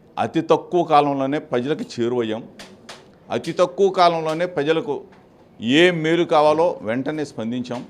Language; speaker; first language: Telugu; native; Telugu